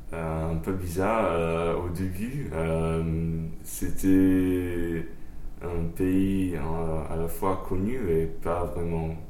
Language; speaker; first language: French; non-native, fluent; English